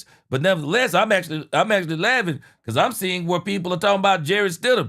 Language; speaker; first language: English; native; English